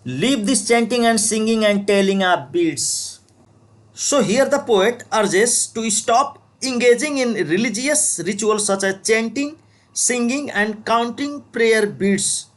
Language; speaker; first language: English; non-native, local second language; Nepali